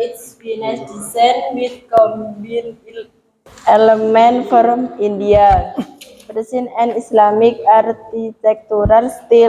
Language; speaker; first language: English; non-native, learner; Indonesian